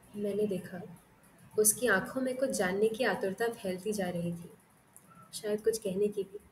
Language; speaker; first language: Hindi; non-native, local second language; Marathi